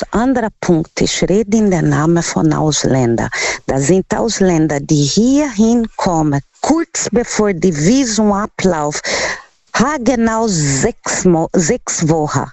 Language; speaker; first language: German; non-native, learner; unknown